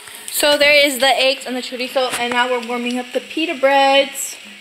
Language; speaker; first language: English; early bilingual, other home language; Spanish